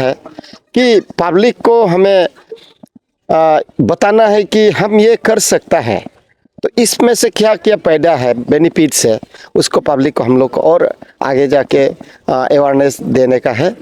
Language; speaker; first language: Hindi; non-native, local second language; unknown